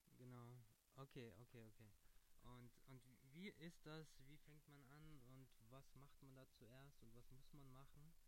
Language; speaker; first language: German; early bilingual, other home language; Russian